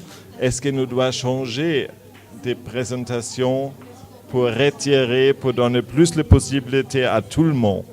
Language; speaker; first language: French; non-native, learner; German